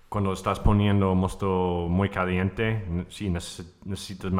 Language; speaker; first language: Spanish; non-native, fluent; English